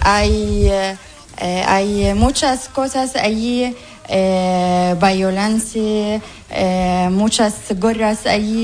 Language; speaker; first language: Spanish; non-native, learner; Arabic